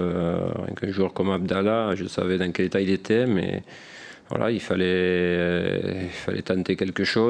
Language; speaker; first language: French; native; French